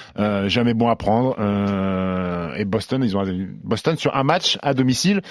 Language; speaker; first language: French; native; French